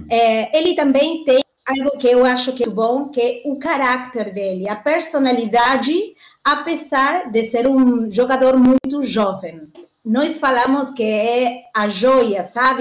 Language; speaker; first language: Portuguese; non-native, learner; Spanish